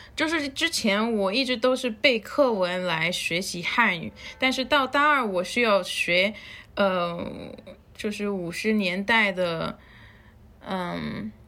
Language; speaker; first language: Chinese; non-native, fluent; Spanish